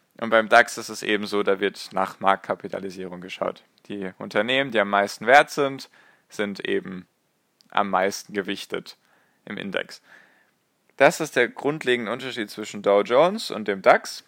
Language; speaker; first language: German; native; German